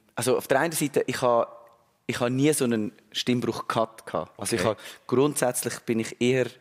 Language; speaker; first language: German; native; German